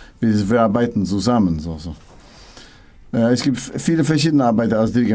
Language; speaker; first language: German; non-native, learner; English